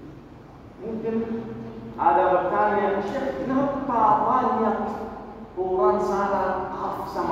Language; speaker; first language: Indonesian; non-native, learner; Arabic